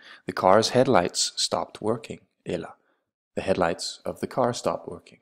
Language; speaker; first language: English; non-native, fluent; Danish